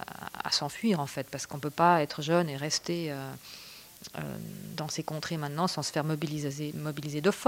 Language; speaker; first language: French; native; French